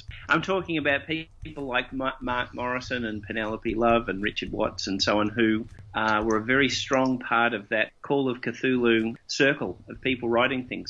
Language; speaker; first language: English; native; English